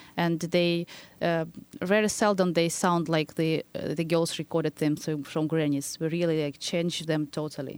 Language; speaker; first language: English; non-native, fluent; Ukrainian